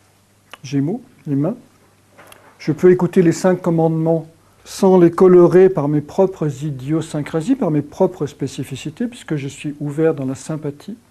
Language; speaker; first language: French; native; French